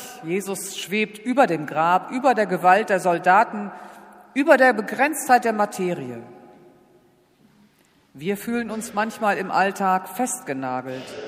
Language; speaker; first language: German; native; German